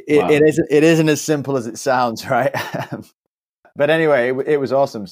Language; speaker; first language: English; native; English